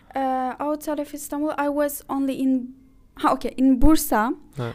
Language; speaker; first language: English; non-native, fluent; Azerbaijani